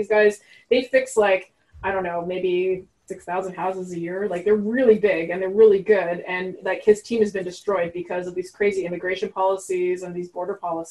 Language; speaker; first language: English; non-native, fluent; French